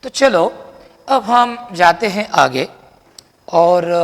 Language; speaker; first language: Hindi; non-native, local second language; Marathi